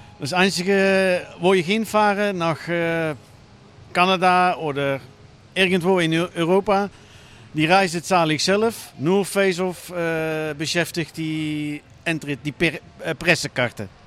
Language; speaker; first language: German; non-native, learner; Dutch